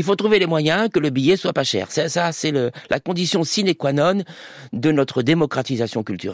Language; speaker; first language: French; native; French